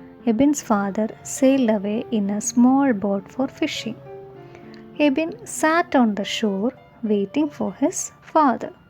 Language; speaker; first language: English; non-native, local second language; Malayalam